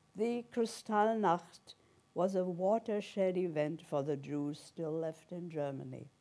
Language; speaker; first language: English; early bilingual, other home language; German